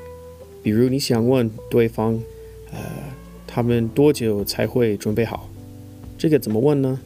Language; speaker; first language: Chinese; non-native, fluent; English